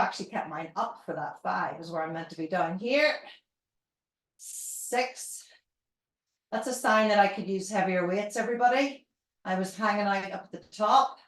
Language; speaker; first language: English; native; English